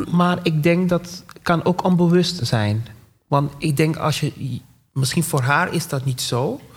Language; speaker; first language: Dutch; non-native, local second language; Papiamento